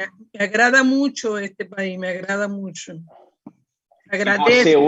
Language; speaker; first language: Portuguese; non-native, learner; Spanish